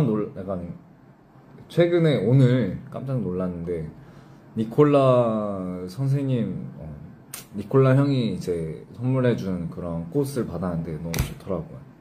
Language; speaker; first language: Korean; early bilingual, heritage; English